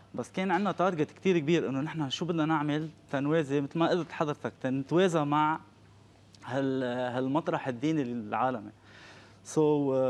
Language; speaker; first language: Arabic; native; Arabic